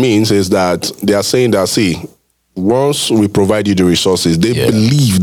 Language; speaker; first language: English; non-native, local second language; Yoruba